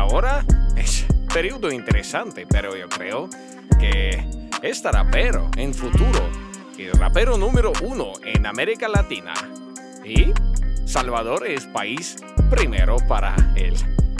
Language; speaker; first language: Spanish; non-native, learner; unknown